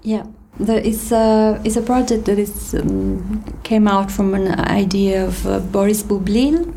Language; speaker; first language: English; non-native, fluent; Italian